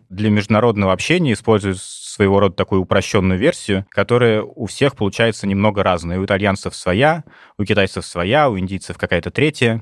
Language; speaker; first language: Russian; native; Russian